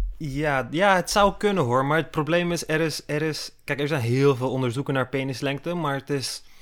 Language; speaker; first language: Dutch; early bilingual, other home language; Turkish